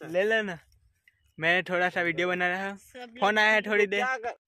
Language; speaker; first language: Hindi; non-native, local second language; Gujarati